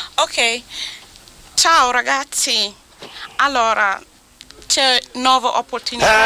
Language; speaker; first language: Italian; non-native, fluent; Akan